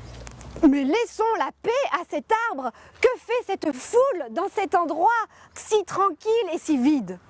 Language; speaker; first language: French; native; French